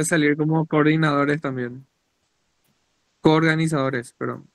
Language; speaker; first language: Spanish; native; Spanish